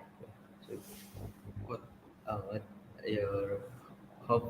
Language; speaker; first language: English; non-native, learner; Indonesian